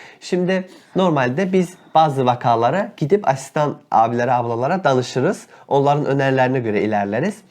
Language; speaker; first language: Turkish; native; Turkish